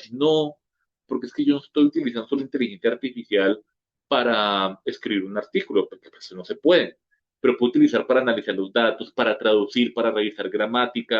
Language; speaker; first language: Spanish; native; Spanish